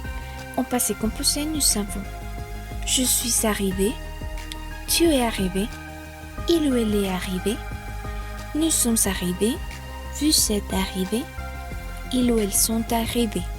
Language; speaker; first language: French; non-native, fluent; Spanish